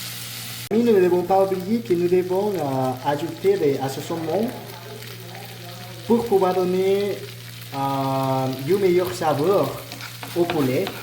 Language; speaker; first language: French; non-native, learner; Spanish